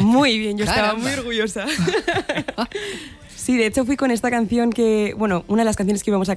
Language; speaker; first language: Spanish; native; Spanish